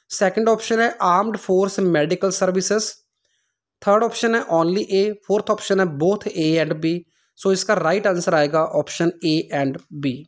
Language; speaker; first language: Hindi; non-native, local second language; Punjabi